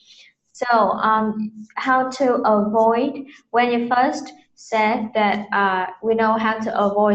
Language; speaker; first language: English; non-native, fluent; Vietnamese